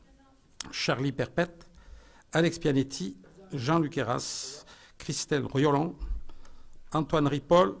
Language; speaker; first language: French; native; French